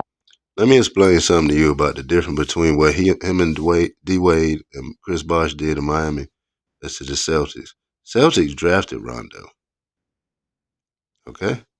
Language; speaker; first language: English; native; English